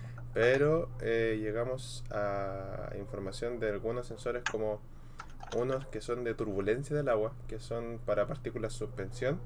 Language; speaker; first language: Spanish; native; Spanish